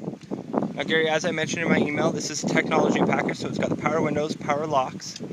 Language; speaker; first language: English; native; English